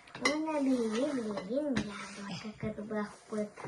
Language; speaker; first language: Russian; non-native, local second language; Yakut